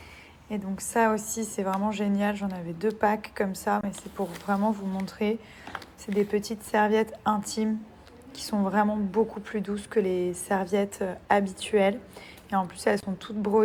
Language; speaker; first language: French; native; French